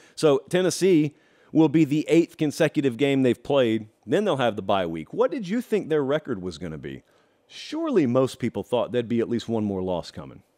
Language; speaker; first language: English; native; English